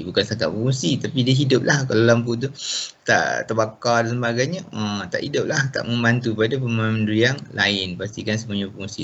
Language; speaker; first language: Malay; native; Malay